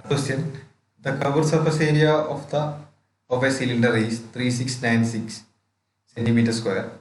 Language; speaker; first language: English; non-native, local second language; Malayalam